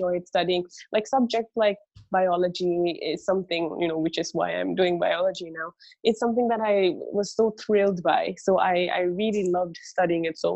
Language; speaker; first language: English; early bilingual, other home language; Bangla